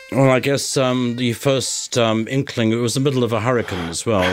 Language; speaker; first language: English; native; English